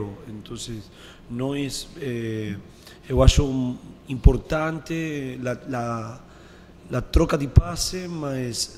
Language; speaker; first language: Portuguese; non-native, learner; Spanish